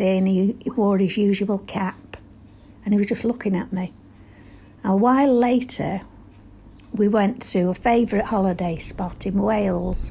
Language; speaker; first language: English; native; English